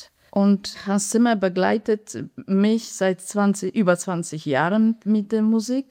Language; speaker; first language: German; non-native, fluent; Polish